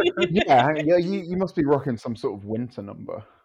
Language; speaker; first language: English; native; English